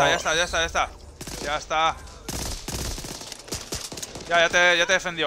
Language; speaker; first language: Spanish; native; Spanish